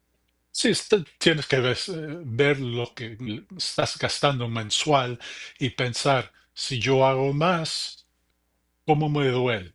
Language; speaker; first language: Spanish; early bilingual, heritage; English